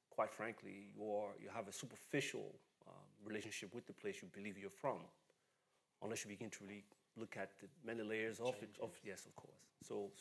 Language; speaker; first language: English; non-native, local second language; Bini